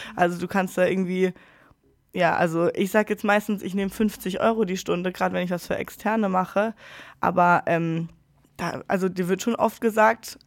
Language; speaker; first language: German; native; German